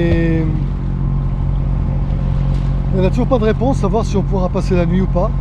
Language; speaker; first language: French; native; French